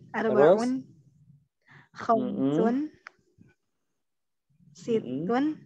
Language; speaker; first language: Arabic; non-native, learner; Indonesian